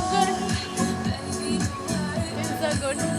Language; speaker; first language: English; non-native, learner; Nepali